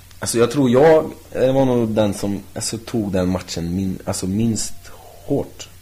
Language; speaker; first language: Swedish; native; Swedish